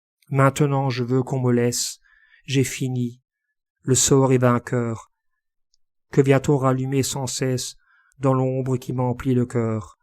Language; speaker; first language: French; native; French